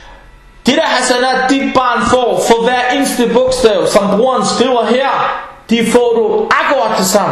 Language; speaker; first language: Danish; non-native, fluent; Arabic